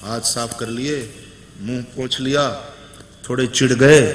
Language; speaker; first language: Hindi; non-native, local second language; Gujarati